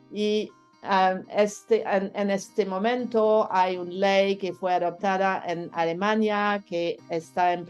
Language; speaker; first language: Spanish; non-native, learner; French